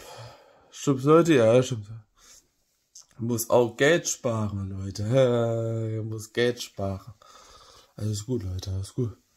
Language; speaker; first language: German; non-native, learner; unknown